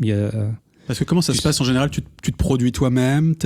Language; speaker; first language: French; native; French